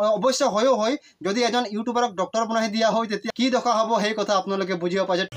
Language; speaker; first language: Assamese; non-native, local second language; Sadri